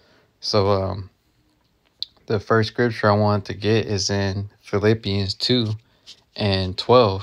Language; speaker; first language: English; native; English